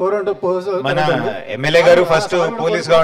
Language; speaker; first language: Telugu; native; Telugu